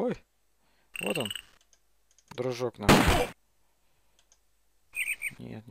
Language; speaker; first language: Russian; native; Russian